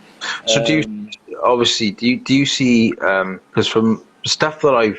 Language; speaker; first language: English; native; English